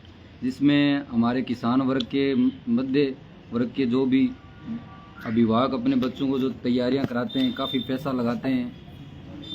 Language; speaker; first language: Hindi; native; Hindi